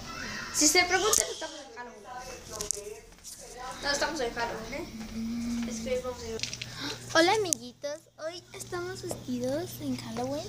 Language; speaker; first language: Spanish; native; Spanish